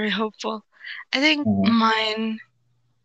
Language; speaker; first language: English; non-native, local second language; Cebuano